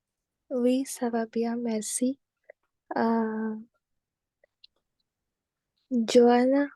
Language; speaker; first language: French; non-native, learner; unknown